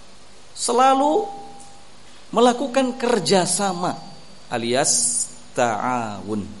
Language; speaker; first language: Indonesian; native; Indonesian